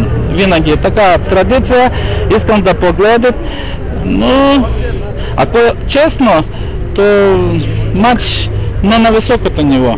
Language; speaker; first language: Bulgarian; non-native, learner; Russian